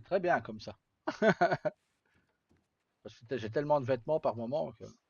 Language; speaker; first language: French; native; French